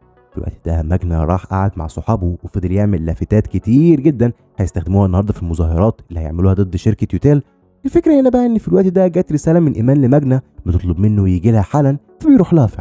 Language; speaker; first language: Arabic; native; Arabic